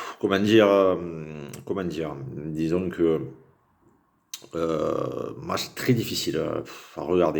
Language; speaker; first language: French; native; French